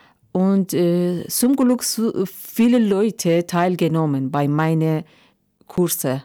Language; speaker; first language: German; non-native, learner; Persian